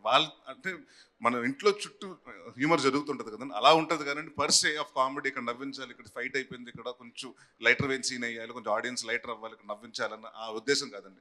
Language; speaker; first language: Telugu; native; Telugu